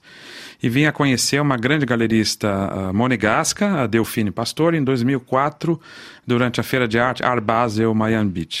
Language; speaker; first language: Portuguese; native; Portuguese